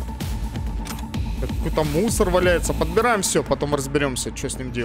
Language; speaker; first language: Russian; native; Russian